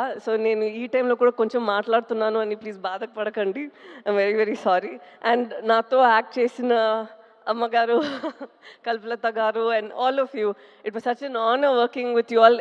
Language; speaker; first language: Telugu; non-native, fluent; Tamil